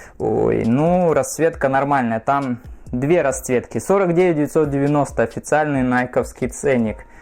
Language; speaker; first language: Russian; native; Russian